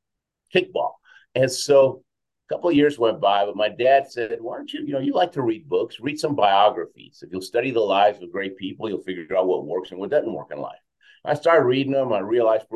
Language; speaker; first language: English; early bilingual, other home language; Spanish